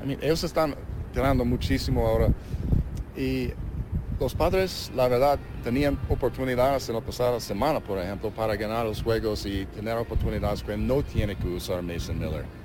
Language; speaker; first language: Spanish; non-native, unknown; English